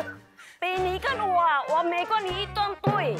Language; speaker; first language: Chinese; non-native, fluent; Thai